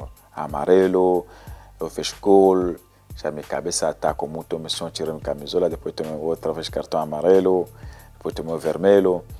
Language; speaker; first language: Portuguese; non-native, learner; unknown